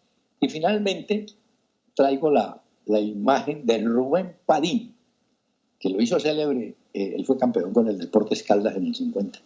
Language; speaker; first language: Spanish; native; Spanish